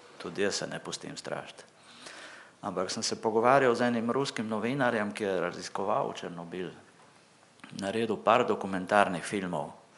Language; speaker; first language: Slovenian; native; Slovenian